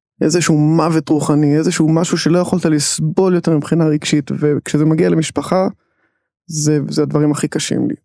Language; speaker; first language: Hebrew; native; Hebrew